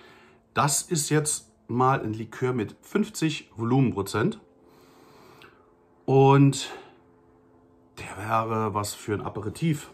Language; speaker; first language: German; native; German